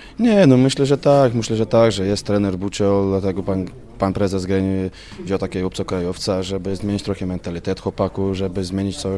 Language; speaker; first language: Polish; non-native, learner; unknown